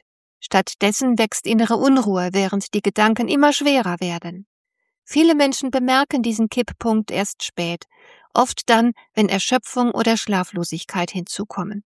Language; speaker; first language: German; native; German